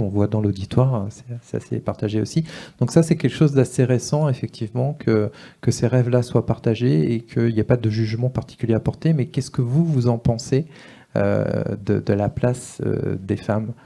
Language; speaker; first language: French; native; French